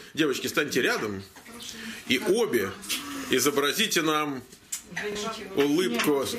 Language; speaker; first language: Russian; native; Russian